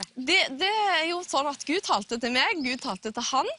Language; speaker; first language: Norwegian; native; Norwegian